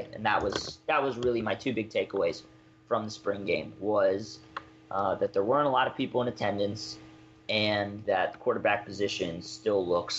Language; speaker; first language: English; native; English